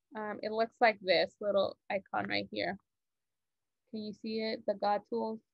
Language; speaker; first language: English; native; English